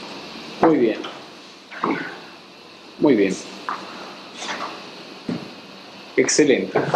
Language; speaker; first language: Spanish; native; Spanish